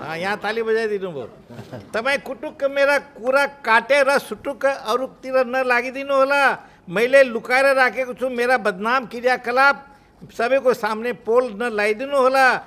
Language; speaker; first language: Nepali; non-native, local second language; Marwari